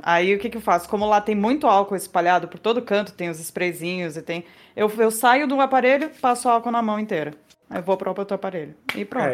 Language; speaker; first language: Portuguese; native; Portuguese